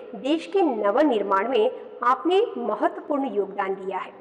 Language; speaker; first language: Hindi; non-native, local second language; Kannada